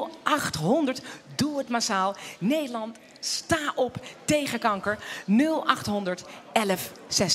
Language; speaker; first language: Dutch; native; Dutch